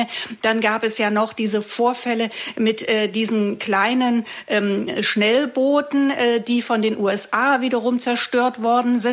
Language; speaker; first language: German; native; German